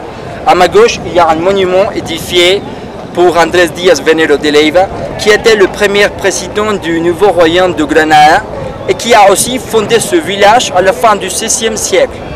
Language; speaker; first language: French; non-native, fluent; Spanish